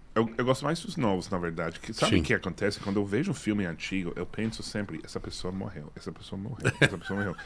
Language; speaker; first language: Portuguese; non-native, fluent; English